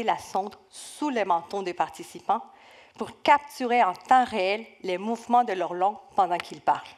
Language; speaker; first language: French; non-native, fluent; Spanish